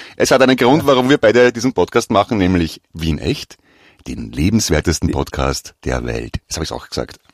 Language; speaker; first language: German; native; German